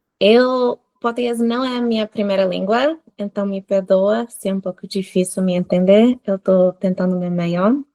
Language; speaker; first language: Portuguese; non-native, fluent; English